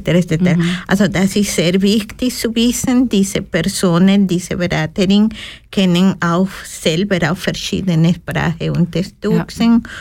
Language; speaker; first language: German; non-native, learner; Spanish